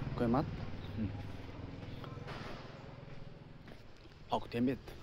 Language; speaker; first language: Vietnamese; non-native, learner; Japanese